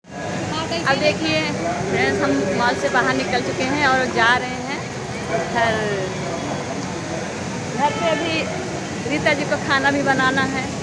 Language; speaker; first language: Hindi; native; Hindi